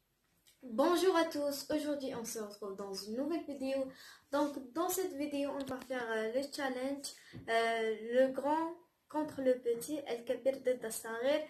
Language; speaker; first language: French; non-native, local second language; Arabic